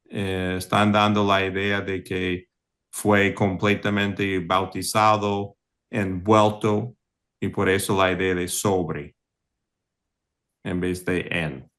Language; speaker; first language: Spanish; non-native, fluent; English